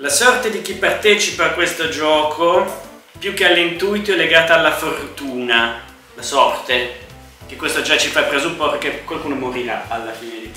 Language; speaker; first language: Italian; native; Italian